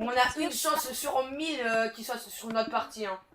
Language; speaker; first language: French; native; French